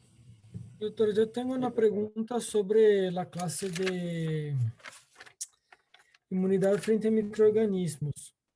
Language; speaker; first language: Spanish; non-native, fluent; Portuguese